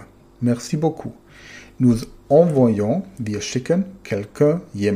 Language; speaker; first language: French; non-native, fluent; German